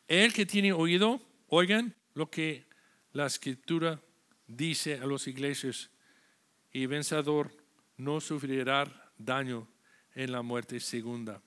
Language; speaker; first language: Spanish; non-native, fluent; English